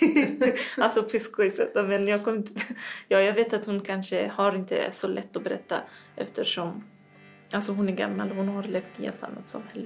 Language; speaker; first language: Swedish; non-native, fluent; Persian